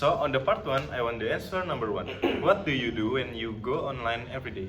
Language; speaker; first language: English; non-native, learner; Indonesian